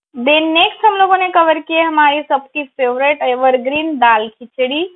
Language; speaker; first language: Hindi; non-native, local second language; Marathi